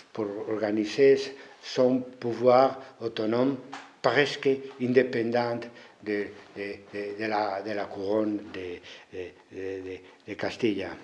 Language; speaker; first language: French; non-native, fluent; Spanish